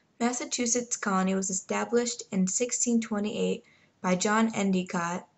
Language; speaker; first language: English; native; English